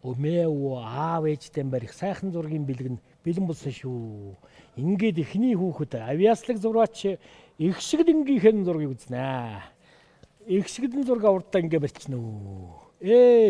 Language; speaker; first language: Mongolian; native; Mongolian